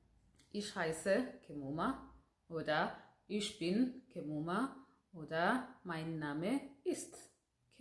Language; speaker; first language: German; non-native, learner; Gusii